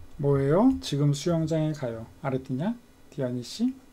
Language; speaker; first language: Korean; native; Korean